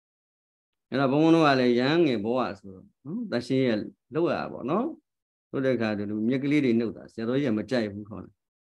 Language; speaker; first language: Burmese; native; Burmese